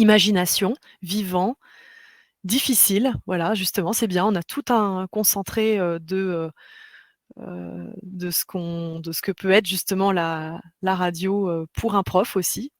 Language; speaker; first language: French; native; French